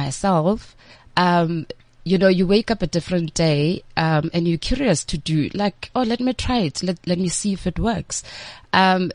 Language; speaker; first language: English; non-native, local second language; Northern Sotho